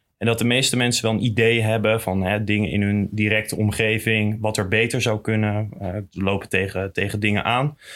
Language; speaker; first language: Dutch; native; Dutch